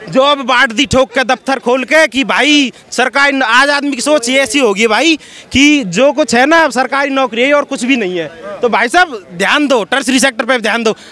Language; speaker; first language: Hindi; native; Hindi